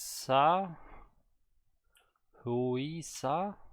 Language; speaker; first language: Korean; non-native, learner; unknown